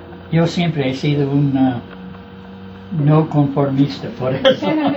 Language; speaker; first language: Spanish; non-native, fluent; English